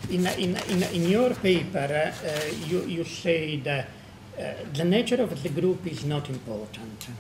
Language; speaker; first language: English; non-native, fluent; Italian